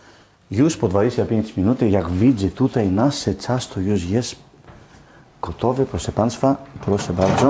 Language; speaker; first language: Polish; non-native, fluent; Greek